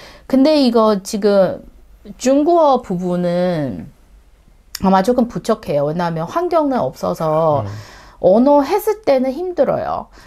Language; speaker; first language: Korean; non-native, learner; Chinese